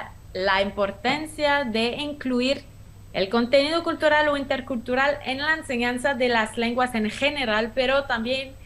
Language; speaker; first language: Spanish; non-native, fluent; French